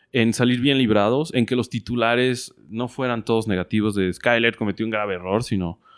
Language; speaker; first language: Spanish; non-native, learner; English